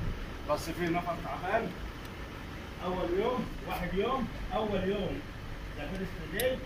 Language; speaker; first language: Arabic; non-native, learner; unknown